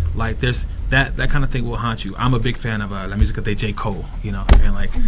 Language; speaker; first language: English; early bilingual, other home language; Spanish